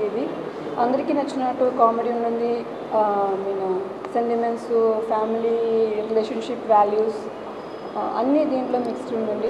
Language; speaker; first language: Telugu; non-native, fluent; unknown